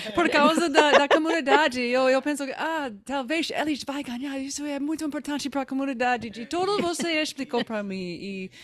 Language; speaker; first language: Portuguese; non-native, learner; English